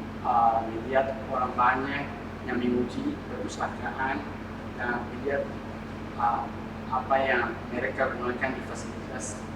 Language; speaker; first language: Indonesian; non-native, fluent; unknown